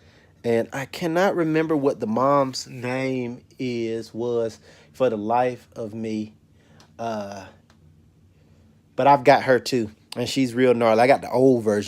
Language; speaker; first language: English; native; English